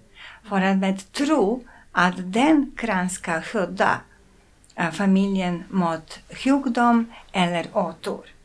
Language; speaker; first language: Swedish; non-native, fluent; Serbian